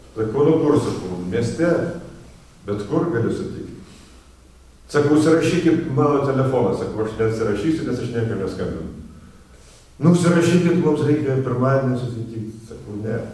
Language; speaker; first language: Lithuanian; non-native, fluent; Russian